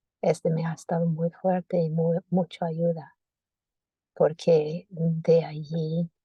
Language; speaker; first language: Spanish; non-native, fluent; English